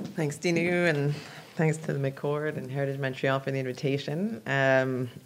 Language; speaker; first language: English; native; English